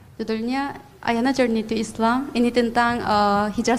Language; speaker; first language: Indonesian; non-native, fluent; Korean